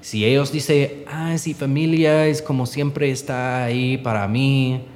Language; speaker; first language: Spanish; non-native, learner; English